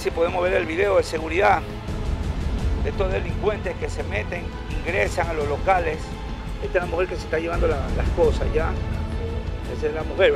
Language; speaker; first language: Spanish; native; Spanish